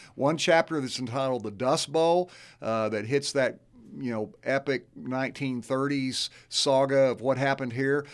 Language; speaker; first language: English; native; English